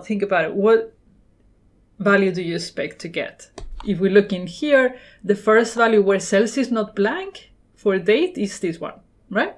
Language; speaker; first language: English; non-native, fluent; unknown